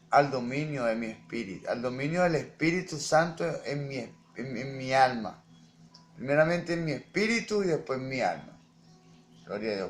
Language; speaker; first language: Spanish; native; Spanish